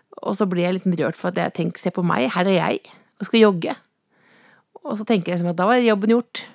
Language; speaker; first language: Norwegian; native; Norwegian